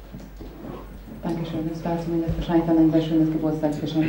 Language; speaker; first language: German; native; German